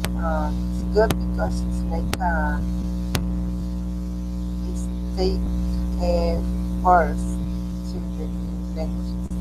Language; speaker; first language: English; non-native, learner; Spanish